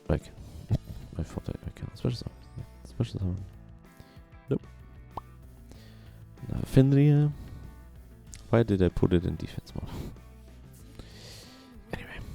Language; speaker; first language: English; non-native, fluent; German